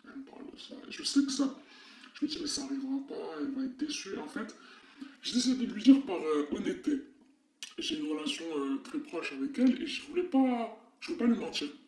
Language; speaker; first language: French; non-native, local second language; Arabic